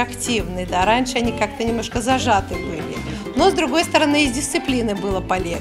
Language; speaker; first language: Russian; native; Russian